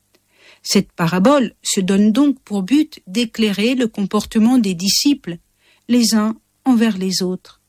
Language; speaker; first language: French; native; French